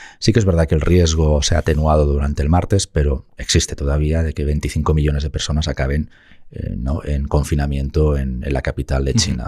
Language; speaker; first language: Spanish; native; Spanish